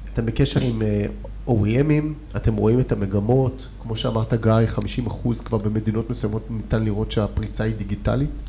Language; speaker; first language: Hebrew; native; Hebrew